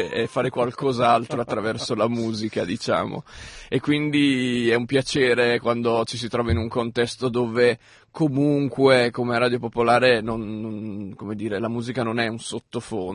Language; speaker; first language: Italian; native; Italian